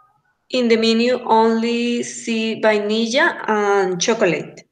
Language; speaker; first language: English; non-native, learner; Spanish